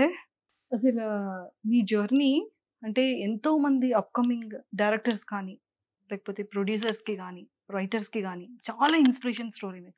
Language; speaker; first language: Telugu; native; Telugu